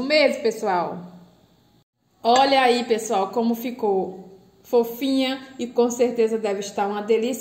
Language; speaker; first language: Portuguese; native; Portuguese